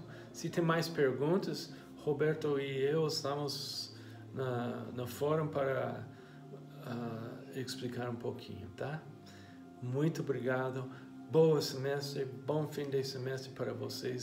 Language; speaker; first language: Portuguese; non-native, fluent; English